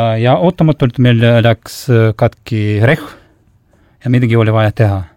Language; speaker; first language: Estonian; non-native, local second language; Russian